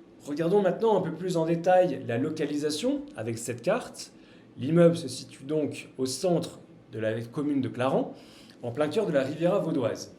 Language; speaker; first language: French; native; French